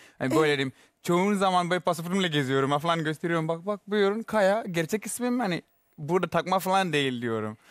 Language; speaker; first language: Turkish; non-native, fluent; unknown